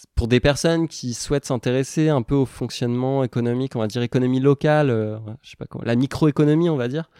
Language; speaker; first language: French; native; French